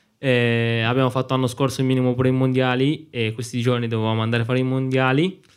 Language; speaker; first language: Italian; non-native, fluent; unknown